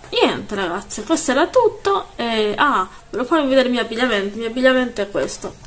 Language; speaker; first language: Italian; native; Italian